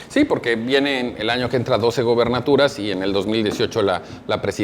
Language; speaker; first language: Spanish; native; Spanish